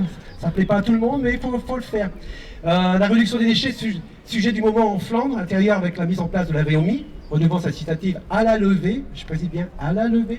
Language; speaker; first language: French; native; French